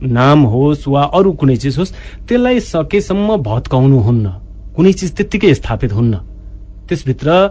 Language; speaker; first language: Nepali; non-native, local second language; Maithili